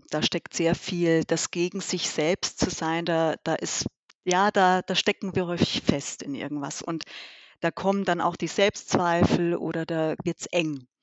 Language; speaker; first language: German; early bilingual, other home language; Albanian